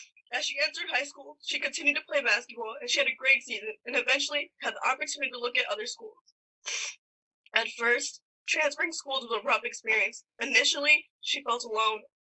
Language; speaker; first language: English; early bilingual, other home language; Spanish